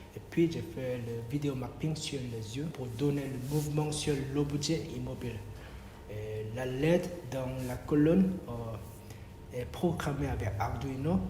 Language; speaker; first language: French; non-native, fluent; Korean